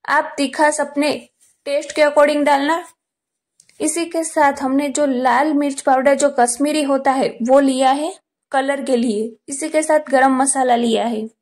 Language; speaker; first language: Hindi; non-native, local second language; Gujarati